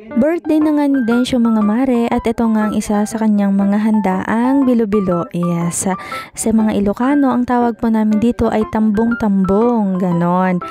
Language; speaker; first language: Filipino; non-native, local second language; Iloko